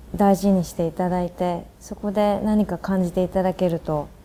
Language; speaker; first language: Japanese; native; Japanese